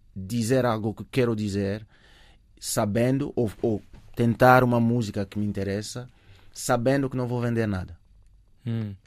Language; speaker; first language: Portuguese; non-native, fluent; French